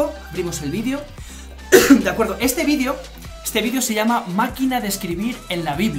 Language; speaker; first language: Spanish; native; Spanish